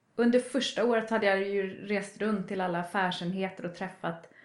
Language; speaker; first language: Swedish; native; Swedish